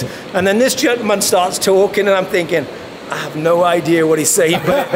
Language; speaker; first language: English; native; English